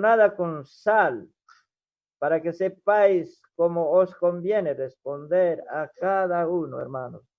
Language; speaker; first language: Spanish; native; Spanish